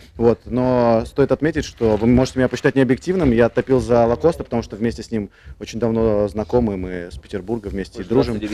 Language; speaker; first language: Russian; native; Russian